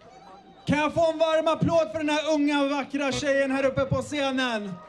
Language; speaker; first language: Swedish; early bilingual, other home language; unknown